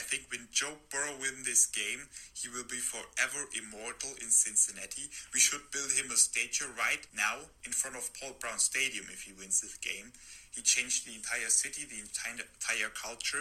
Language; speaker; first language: English; non-native, fluent; German